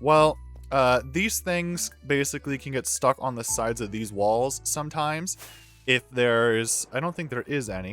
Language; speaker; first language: English; native; English